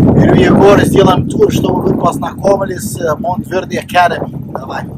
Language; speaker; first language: Russian; non-native, fluent; Portuguese